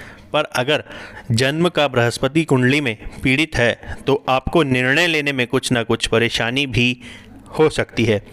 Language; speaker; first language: Hindi; native; Hindi